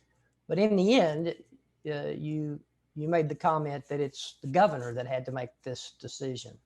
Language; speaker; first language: English; native; English